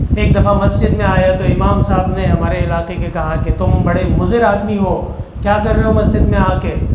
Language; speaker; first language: Urdu; non-native, local second language; Pashto